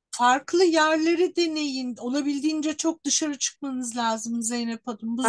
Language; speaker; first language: Turkish; native; Turkish